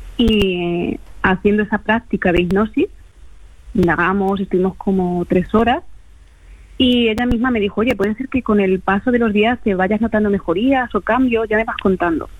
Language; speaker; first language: Spanish; early bilingual, other home language; Portuguese